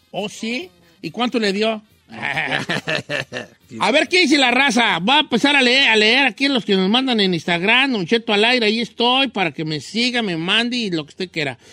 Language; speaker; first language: Spanish; native; Spanish